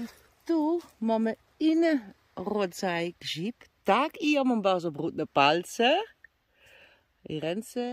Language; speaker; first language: Polish; non-native, learner; Dutch